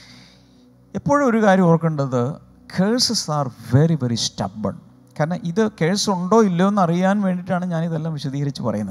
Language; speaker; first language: Malayalam; native; Malayalam